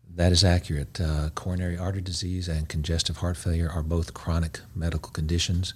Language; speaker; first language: English; native; English